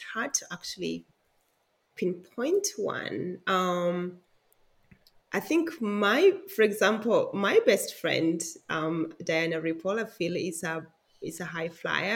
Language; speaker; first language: English; non-native, local second language; Luo (Kenya and Tanzania)